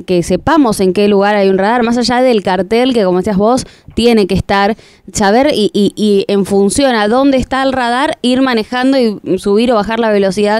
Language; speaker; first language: Spanish; native; Spanish